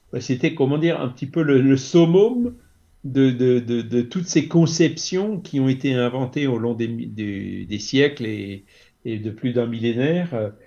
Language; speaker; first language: French; native; French